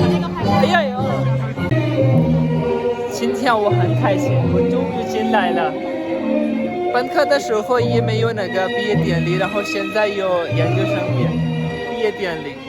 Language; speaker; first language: Chinese; non-native, fluent; Hindi